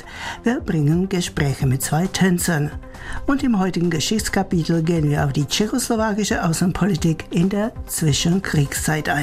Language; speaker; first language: German; native; German